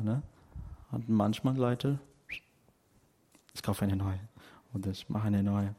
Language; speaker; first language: German; non-native, fluent; Portuguese